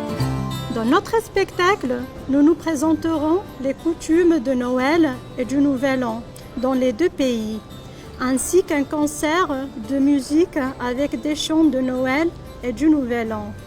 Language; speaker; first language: French; non-native, local second language; Arabic